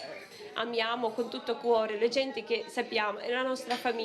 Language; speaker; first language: Italian; non-native, learner; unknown